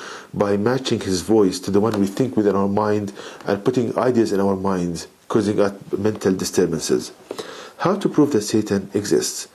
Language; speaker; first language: English; non-native, fluent; Arabic